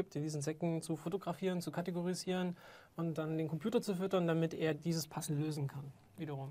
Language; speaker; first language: German; native; German